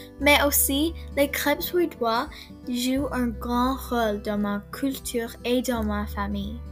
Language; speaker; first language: French; non-native, learner; English